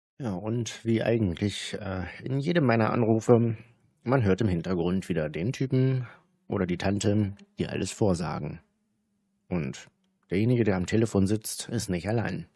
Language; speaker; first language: German; native; German